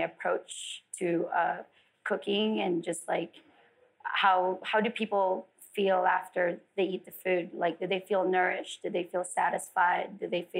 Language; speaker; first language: English; non-native, local second language; Filipino